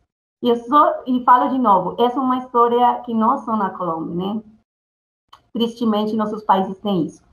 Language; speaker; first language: Portuguese; non-native, fluent; Spanish